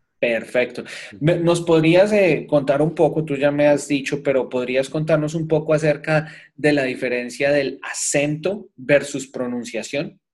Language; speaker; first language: Spanish; native; Spanish